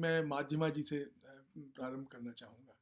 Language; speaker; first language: Hindi; native; Hindi